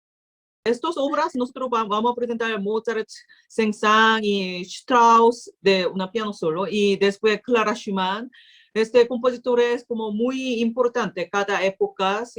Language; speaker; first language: Spanish; non-native, learner; Korean